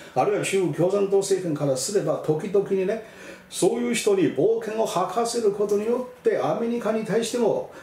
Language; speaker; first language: Japanese; non-native, fluent; Chinese